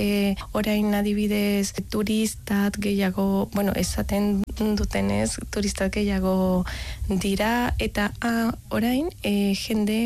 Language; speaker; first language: Basque; non-native, learner; Spanish